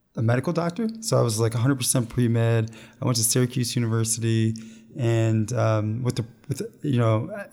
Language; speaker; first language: English; native; English